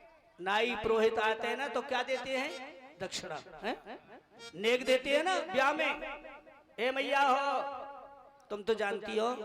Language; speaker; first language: Hindi; native; Hindi